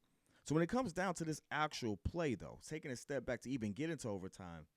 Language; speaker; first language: English; native; English